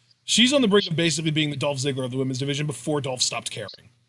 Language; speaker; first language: English; native; English